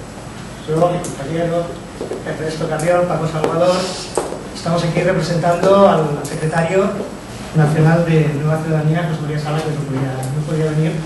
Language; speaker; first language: Spanish; native; Spanish